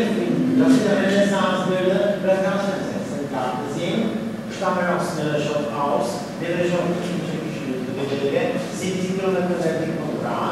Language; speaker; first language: German; non-native, fluent; Czech